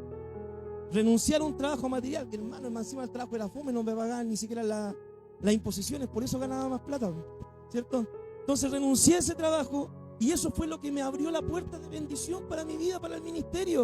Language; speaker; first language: Spanish; native; Spanish